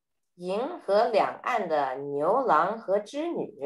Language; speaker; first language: Chinese; early bilingual, heritage; Chinese